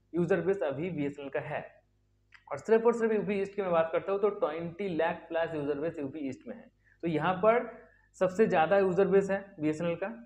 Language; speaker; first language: Hindi; native; Hindi